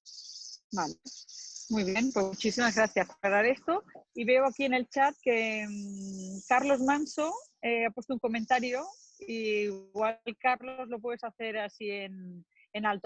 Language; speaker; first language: Spanish; native; Spanish